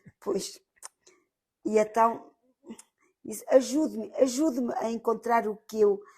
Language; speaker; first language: Portuguese; early bilingual, heritage; Portuguese